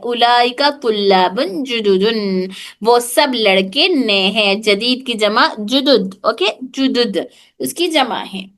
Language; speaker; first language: Urdu; native; Urdu